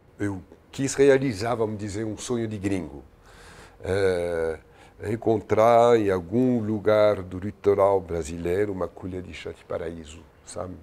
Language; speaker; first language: Portuguese; non-native, fluent; French